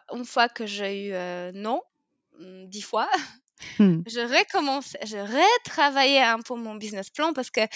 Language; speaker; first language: French; non-native, fluent; Polish